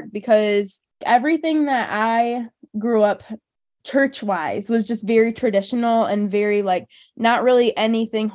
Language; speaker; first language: English; native; English